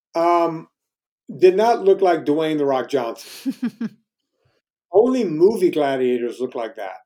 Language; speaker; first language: English; native; English